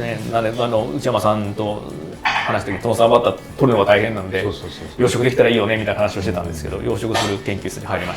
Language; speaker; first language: Japanese; native; Japanese